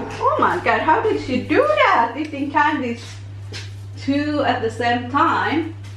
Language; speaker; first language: English; non-native, fluent; Indonesian